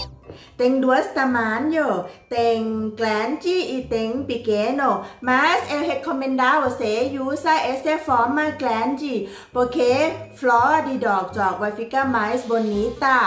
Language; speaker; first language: Portuguese; non-native, learner; Thai